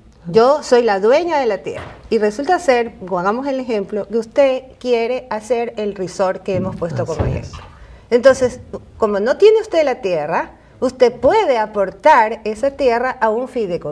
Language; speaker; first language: Spanish; native; Spanish